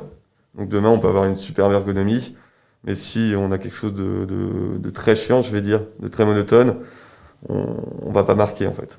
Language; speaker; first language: French; native; French